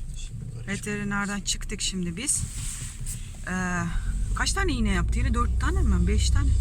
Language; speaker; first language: Turkish; non-native, fluent; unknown